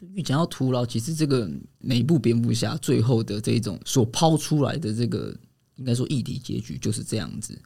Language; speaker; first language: Chinese; native; Chinese